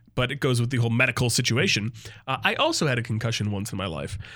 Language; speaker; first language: English; native; English